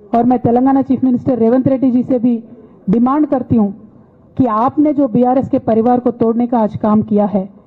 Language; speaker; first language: Hindi; non-native, local second language; Telugu